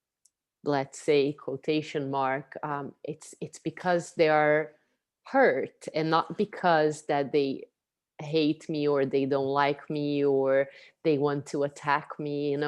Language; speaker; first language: English; non-native, fluent; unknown